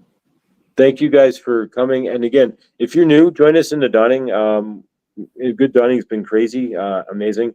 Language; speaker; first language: English; native; English